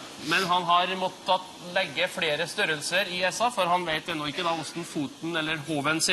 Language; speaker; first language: Norwegian; native; Norwegian